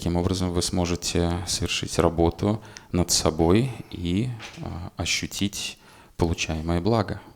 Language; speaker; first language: Russian; native; Russian